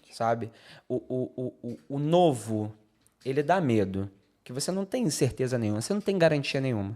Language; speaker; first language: Portuguese; native; Portuguese